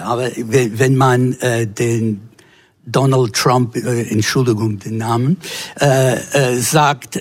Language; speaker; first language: German; non-native, fluent; English